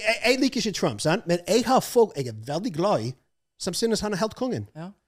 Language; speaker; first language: Norwegian; non-native, fluent; English